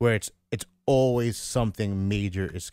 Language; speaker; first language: English; native; English